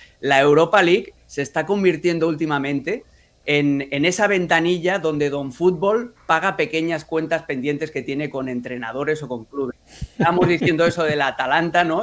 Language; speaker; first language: Spanish; native; Spanish